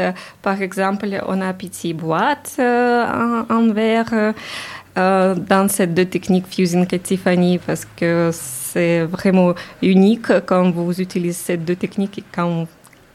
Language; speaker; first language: French; non-native, learner; Ukrainian